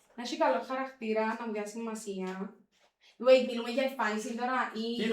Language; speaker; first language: Greek; early bilingual, other home language; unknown